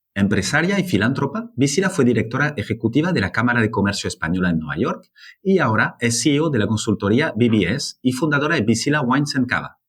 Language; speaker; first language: Spanish; non-native, fluent; French